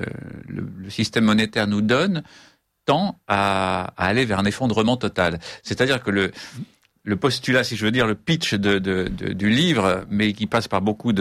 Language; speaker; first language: French; native; French